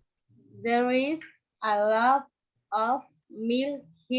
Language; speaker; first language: English; non-native, learner; Spanish